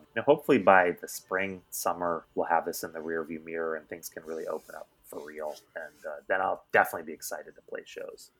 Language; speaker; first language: English; native; English